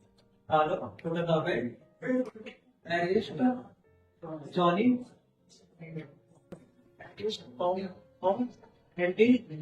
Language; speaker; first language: German; non-native, learner; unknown